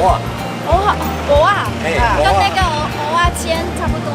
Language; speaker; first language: Chinese; non-native, fluent; Vietnamese